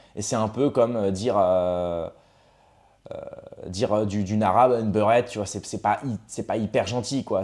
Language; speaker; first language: French; native; French